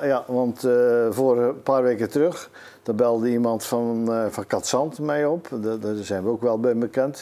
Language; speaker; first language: Dutch; native; Dutch